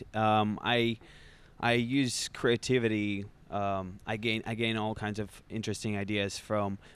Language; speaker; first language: English; non-native, fluent; Russian